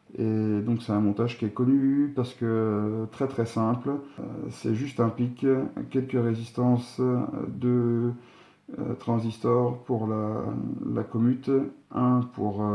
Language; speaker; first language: French; native; French